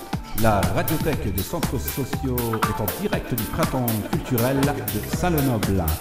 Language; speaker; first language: French; native; French